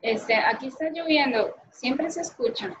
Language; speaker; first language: Spanish; native; Spanish